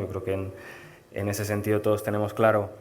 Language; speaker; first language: Spanish; native; Spanish